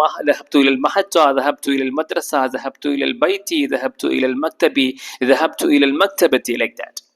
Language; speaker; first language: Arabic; non-native, fluent; Malayalam